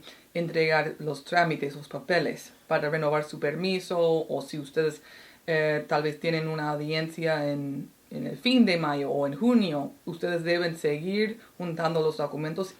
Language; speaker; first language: Spanish; non-native, fluent; English